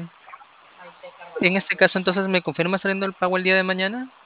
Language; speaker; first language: Spanish; native; Spanish